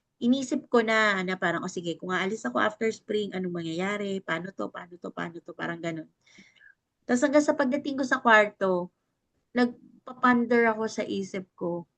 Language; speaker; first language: Filipino; native; Filipino